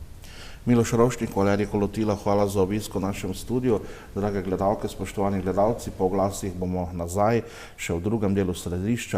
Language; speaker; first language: Slovenian; native; Slovenian